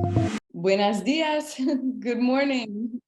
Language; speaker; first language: Spanish; non-native, learner; English